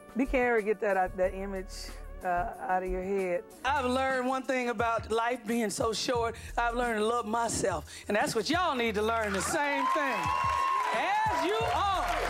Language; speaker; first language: English; native; English